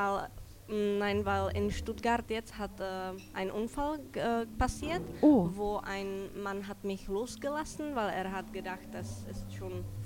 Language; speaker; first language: German; non-native, learner; Czech